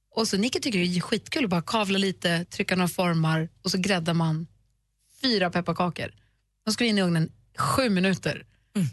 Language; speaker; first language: Swedish; native; Swedish